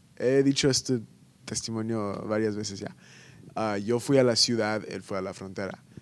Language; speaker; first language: Spanish; early bilingual, heritage; Spanish